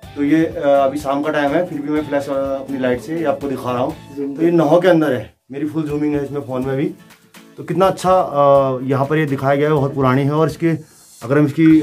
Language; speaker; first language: Hindi; non-native, local second language; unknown